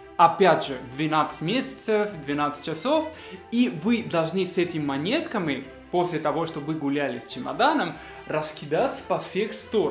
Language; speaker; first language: Russian; non-native, fluent; Spanish